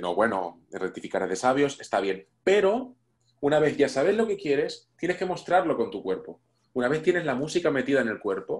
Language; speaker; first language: Spanish; native; Spanish